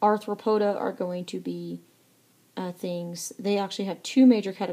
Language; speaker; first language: English; native; English